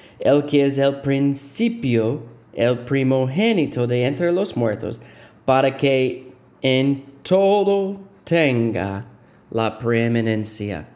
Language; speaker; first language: Spanish; non-native, fluent; English